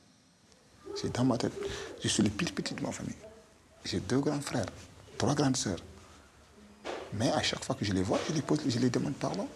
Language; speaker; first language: French; non-native, local second language; Fula